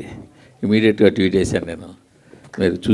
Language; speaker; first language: Telugu; native; Telugu